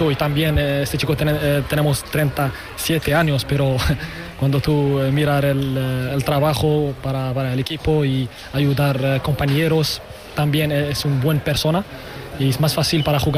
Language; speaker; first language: Spanish; non-native, learner; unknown